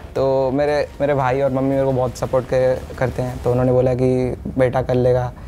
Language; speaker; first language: Hindi; non-native, local second language; Odia